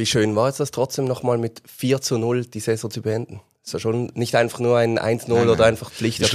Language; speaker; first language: German; native; German